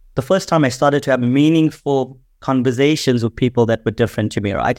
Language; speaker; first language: English; native; English